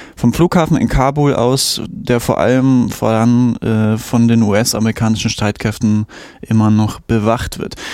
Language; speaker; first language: German; native; German